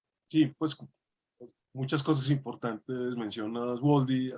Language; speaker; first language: Spanish; native; Spanish